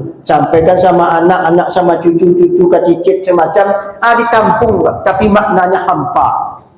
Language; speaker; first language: Malay; non-native, local second language; Minangkabau